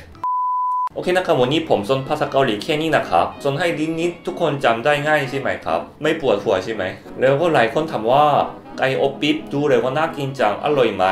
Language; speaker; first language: Thai; non-native, fluent; Korean